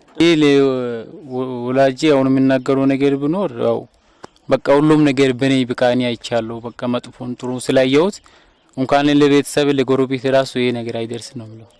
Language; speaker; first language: Amharic; non-native, local second language; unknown